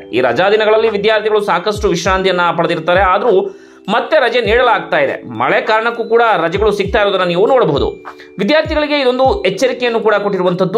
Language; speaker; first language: Kannada; native; Kannada